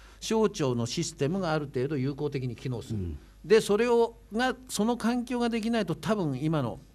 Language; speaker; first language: Japanese; native; Japanese